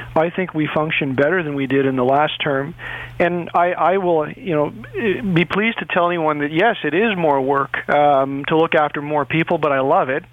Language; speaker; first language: English; native; English